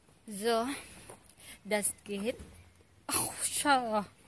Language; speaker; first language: German; non-native, learner; Filipino